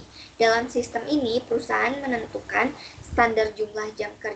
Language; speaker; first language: Indonesian; native; Indonesian